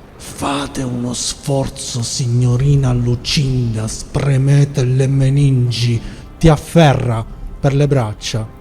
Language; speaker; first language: Italian; native; Italian